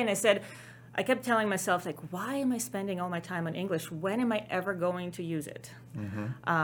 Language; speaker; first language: English; non-native, fluent; Ukrainian